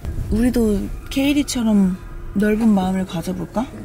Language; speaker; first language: Korean; native; Korean